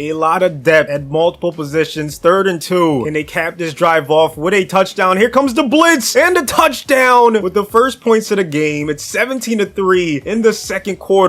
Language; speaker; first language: English; native; English